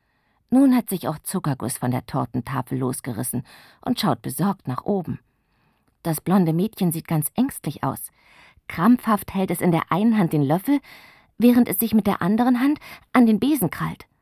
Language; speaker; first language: German; native; German